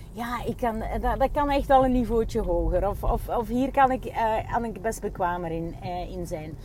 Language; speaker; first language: Dutch; early bilingual, other home language; Russian